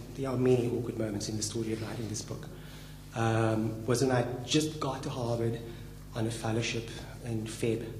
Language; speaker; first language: English; native; English